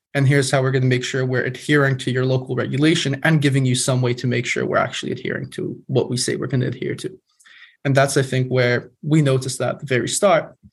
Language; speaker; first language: English; non-native, fluent; Polish